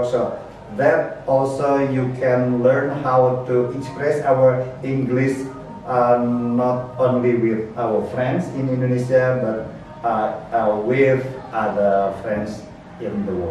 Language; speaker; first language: English; non-native, learner; Indonesian